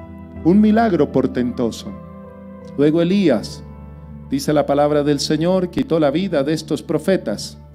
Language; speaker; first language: Spanish; native; Spanish